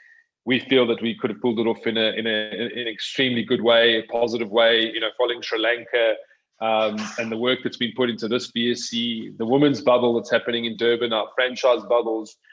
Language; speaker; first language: English; native; English